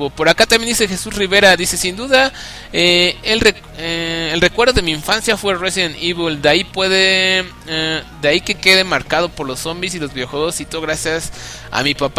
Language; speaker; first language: Spanish; native; Spanish